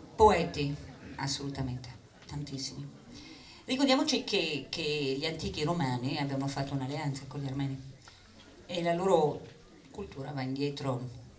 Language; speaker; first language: Italian; non-native, fluent; English